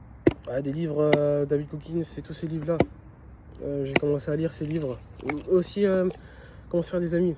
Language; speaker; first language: French; native; French